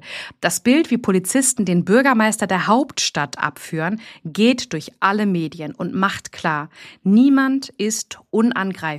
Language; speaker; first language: German; native; German